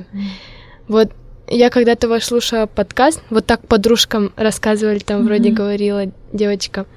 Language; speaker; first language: Russian; non-native, local second language; Udmurt